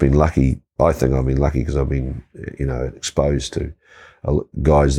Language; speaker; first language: English; native; English